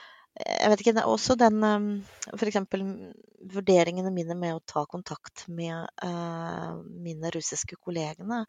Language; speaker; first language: Norwegian; non-native, fluent; Russian